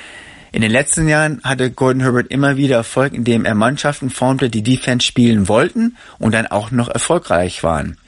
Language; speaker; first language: German; native; German